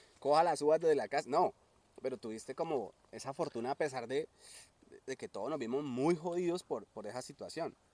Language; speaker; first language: Spanish; native; Spanish